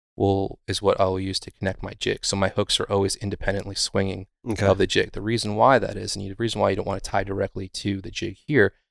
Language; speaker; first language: English; native; English